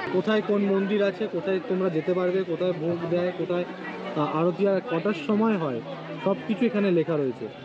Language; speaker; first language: Bangla; native; Bangla